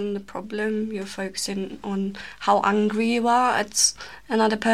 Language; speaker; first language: English; non-native, fluent; Polish